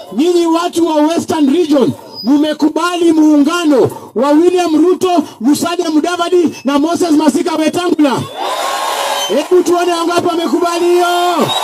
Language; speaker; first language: Swahili; non-native, local second language; Luyia